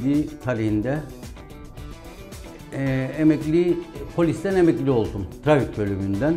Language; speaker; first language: Turkish; native; Turkish